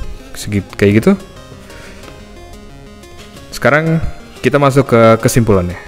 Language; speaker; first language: Indonesian; native; Indonesian